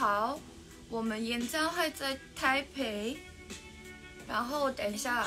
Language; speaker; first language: Chinese; non-native, learner; Mongolian